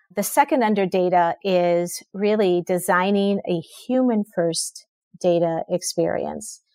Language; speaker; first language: English; native; English